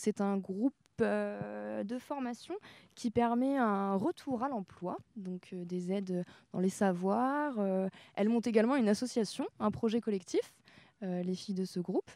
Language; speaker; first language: French; native; French